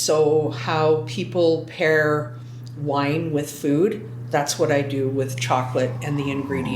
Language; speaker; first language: English; native; English